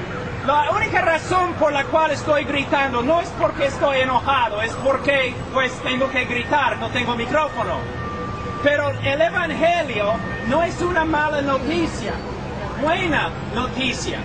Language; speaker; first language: Spanish; non-native, fluent; English